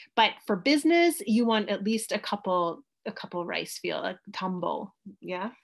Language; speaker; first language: English; native; English